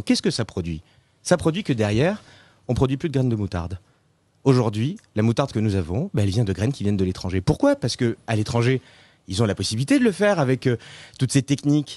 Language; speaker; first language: French; native; French